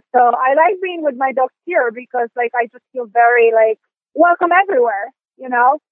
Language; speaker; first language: English; non-native, fluent; Polish